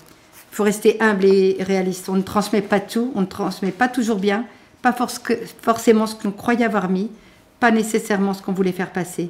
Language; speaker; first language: French; native; French